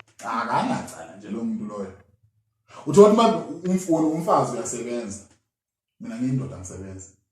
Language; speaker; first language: Zulu; native; Zulu